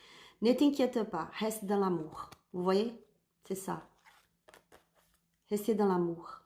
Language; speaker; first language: French; non-native, learner; Spanish